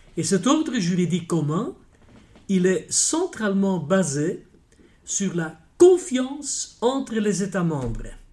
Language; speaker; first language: French; non-native, local second language; Dutch